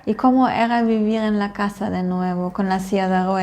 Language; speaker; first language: Spanish; non-native, fluent; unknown